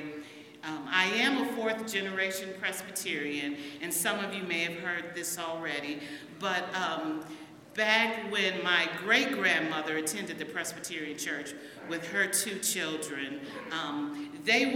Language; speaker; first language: English; native; English